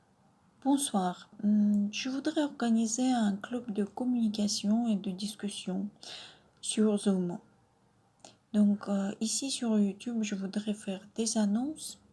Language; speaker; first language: French; non-native, fluent; Russian